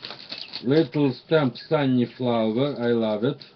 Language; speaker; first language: English; non-native, learner; Russian